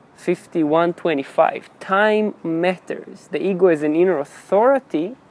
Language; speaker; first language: English; non-native, fluent; Hebrew